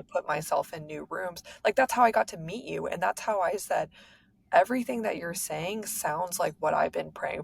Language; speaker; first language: English; native; English